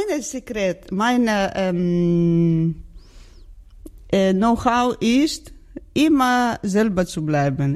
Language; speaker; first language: German; non-native, learner; Georgian